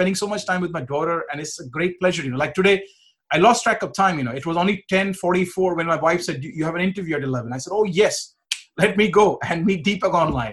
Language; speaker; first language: English; non-native, local second language; Punjabi